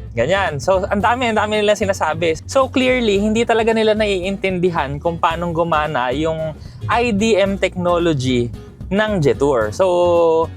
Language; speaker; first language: Filipino; native; Filipino